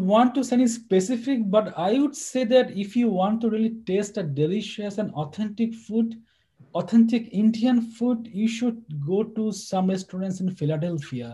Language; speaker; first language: English; non-native, local second language; Bangla